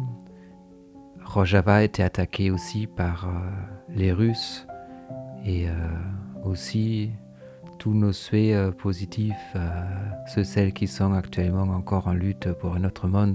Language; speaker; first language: French; non-native, fluent; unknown